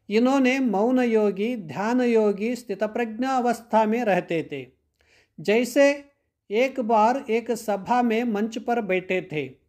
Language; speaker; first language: Hindi; non-native, local second language; Kannada